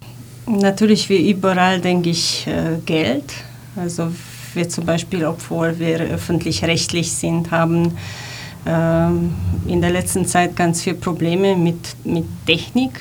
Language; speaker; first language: German; non-native, fluent; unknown